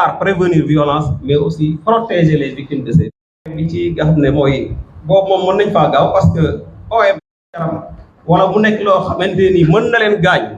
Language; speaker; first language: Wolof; non-native, local second language; Serer